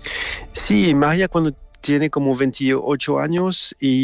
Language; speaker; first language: Spanish; non-native, learner; French